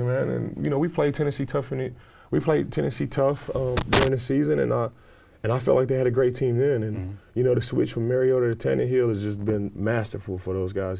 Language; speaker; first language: English; native; English